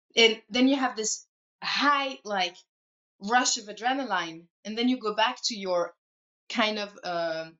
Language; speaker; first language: English; non-native, fluent; French